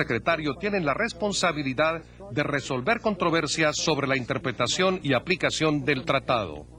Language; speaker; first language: Spanish; native; Spanish